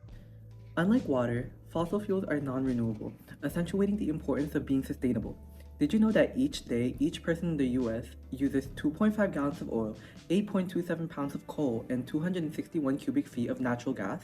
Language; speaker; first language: English; native; English